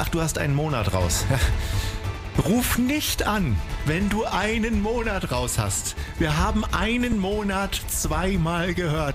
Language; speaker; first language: German; native; German